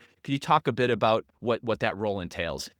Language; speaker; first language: English; native; English